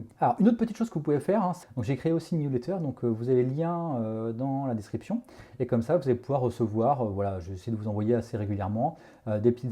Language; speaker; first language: French; native; French